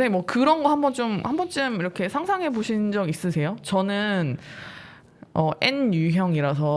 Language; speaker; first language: Korean; native; Korean